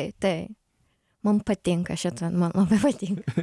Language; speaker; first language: Lithuanian; non-native, learner; Japanese